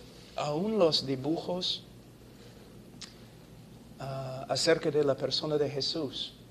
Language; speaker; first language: Spanish; non-native, fluent; English